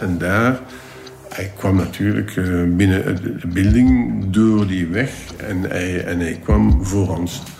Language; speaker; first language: Dutch; non-native, local second language; French